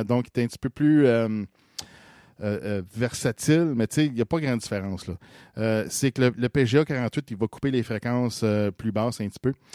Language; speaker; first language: French; native; French